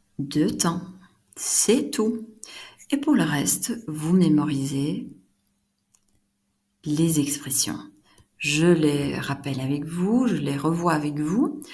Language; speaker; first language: French; non-native, fluent; Dutch